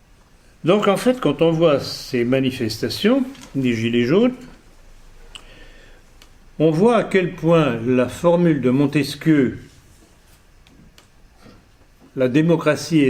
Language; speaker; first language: French; native; French